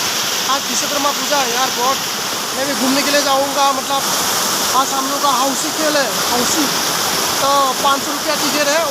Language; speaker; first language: Hindi; non-native, local second language; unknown